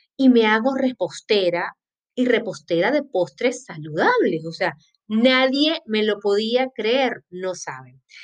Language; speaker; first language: Spanish; native; Spanish